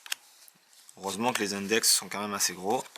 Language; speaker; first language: French; native; French